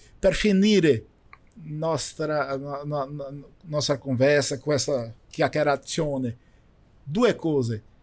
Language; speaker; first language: Italian; non-native, learner; Portuguese